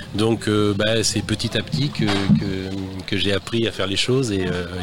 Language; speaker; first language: French; native; French